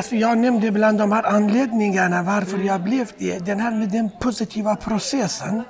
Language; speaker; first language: Swedish; non-native, fluent; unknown